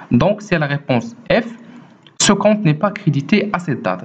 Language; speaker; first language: French; non-native, local second language; Arabic